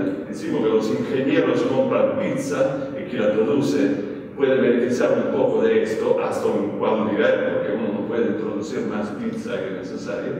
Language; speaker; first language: Spanish; non-native, fluent; Italian